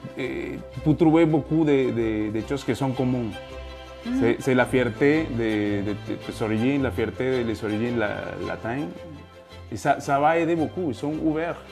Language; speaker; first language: French; non-native, fluent; Spanish